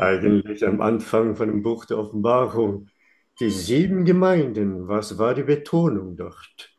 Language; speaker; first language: German; non-native, fluent; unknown